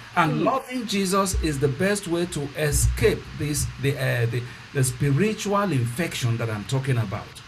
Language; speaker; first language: English; non-native, local second language; Yoruba